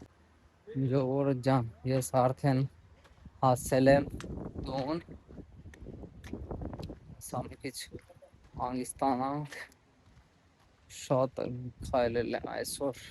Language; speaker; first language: Armenian; non-native, learner; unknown